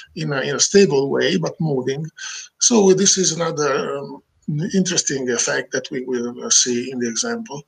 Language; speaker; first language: English; non-native, learner; Italian